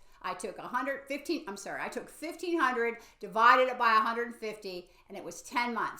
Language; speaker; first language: English; native; English